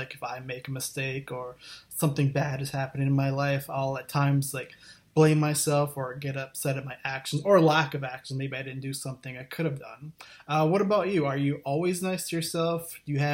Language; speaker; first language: English; native; English